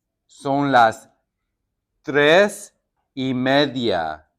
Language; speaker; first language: Spanish; non-native, fluent; English